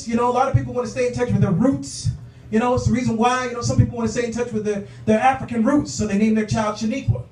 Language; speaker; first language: English; native; English